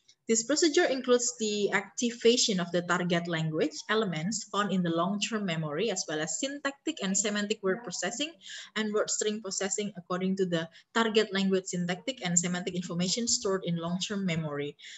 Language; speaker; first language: English; non-native, fluent; Indonesian